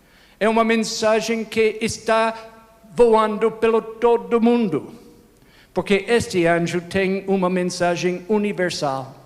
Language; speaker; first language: Portuguese; non-native, fluent; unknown